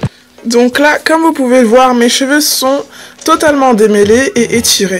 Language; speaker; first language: French; native; French